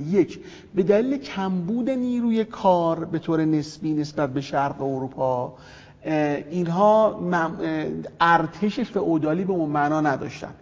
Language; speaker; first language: Persian; native; Persian